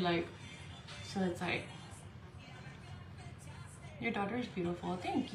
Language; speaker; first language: English; early bilingual, other home language; Spanish